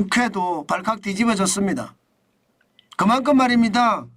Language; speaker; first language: Korean; native; Korean